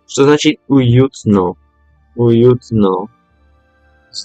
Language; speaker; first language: Russian; non-native, learner; English